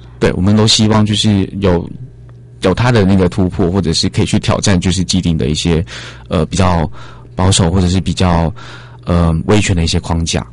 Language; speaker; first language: Chinese; native; Chinese